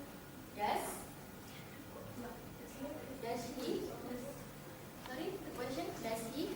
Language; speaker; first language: English; non-native, fluent; Indonesian